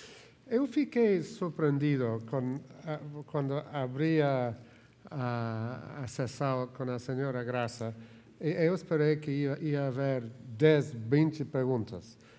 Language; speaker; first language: Portuguese; non-native, fluent; Spanish